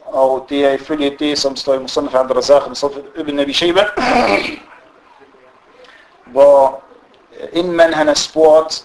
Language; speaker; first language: Danish; non-native, fluent; Arabic